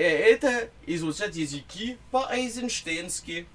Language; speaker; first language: Russian; non-native, fluent; English